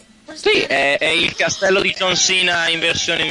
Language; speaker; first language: Italian; native; Italian